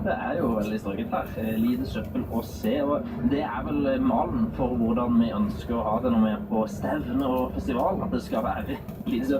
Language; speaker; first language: Norwegian; native; Norwegian